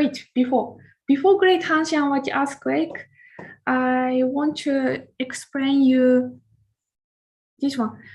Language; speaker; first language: English; non-native, learner; Japanese